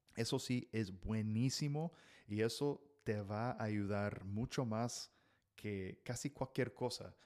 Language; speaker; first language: Spanish; non-native, fluent; English